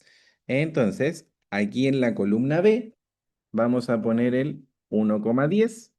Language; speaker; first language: Spanish; native; Spanish